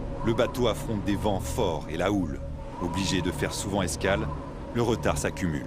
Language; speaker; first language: French; native; French